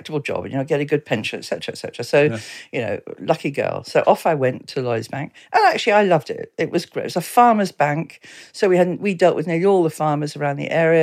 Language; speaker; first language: English; native; English